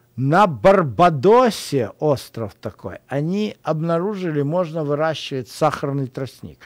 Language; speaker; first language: Russian; native; Russian